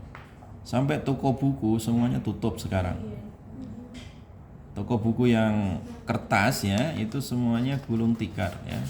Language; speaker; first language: Indonesian; native; Indonesian